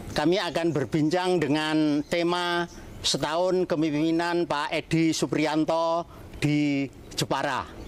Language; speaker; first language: Indonesian; native; Indonesian